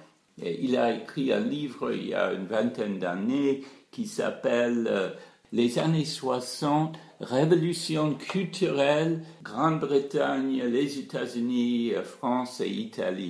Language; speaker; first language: French; non-native, fluent; English